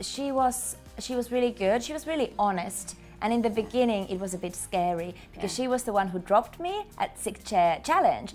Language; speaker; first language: English; non-native, fluent; Finnish